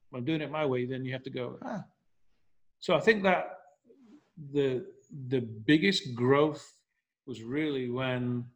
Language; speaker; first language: English; native; English